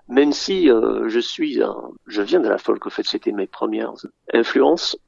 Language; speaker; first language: French; early bilingual, other home language; English